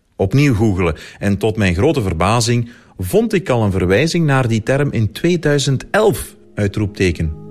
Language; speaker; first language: Dutch; native; Dutch